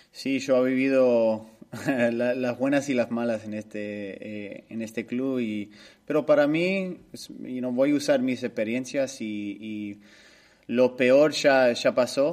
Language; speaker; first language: Spanish; early bilingual, heritage; Spanish